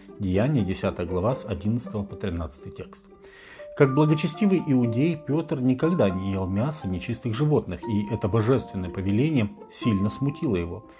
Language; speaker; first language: Russian; native; Russian